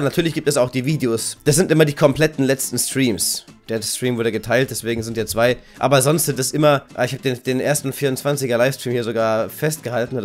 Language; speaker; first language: German; native; German